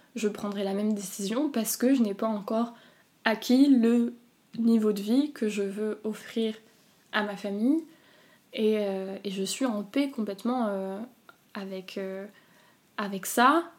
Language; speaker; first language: French; native; French